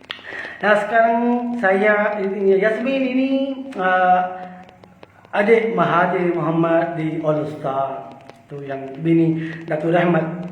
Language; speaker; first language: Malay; non-native, learner; Urdu